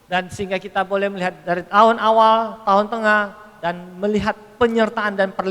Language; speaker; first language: Indonesian; native; Indonesian